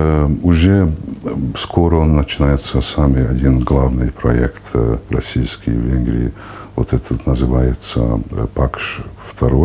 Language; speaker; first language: Russian; non-native, fluent; Hungarian